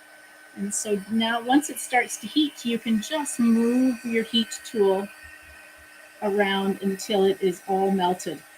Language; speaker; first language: English; native; English